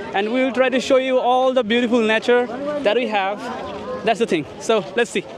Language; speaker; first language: English; non-native, local second language; Bangla